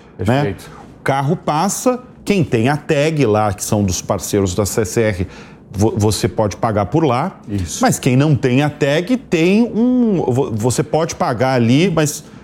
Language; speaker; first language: Portuguese; native; Portuguese